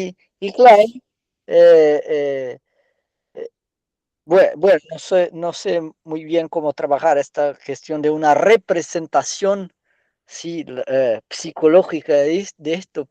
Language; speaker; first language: Spanish; non-native, learner; Portuguese